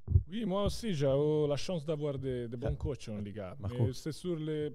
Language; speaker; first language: French; non-native, local second language; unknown